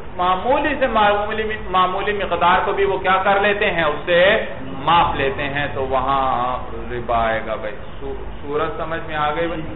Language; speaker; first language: Urdu; native; Urdu